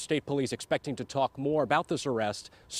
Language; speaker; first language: English; native; English